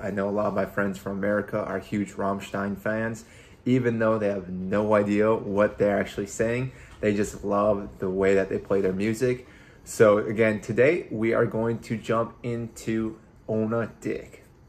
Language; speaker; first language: English; native; English